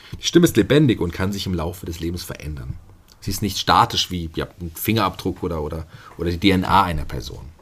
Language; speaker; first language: German; native; German